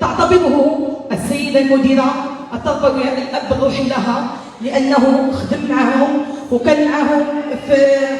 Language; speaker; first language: Arabic; native; Arabic